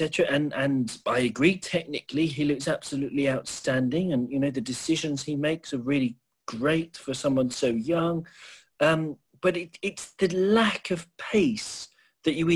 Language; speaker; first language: English; native; English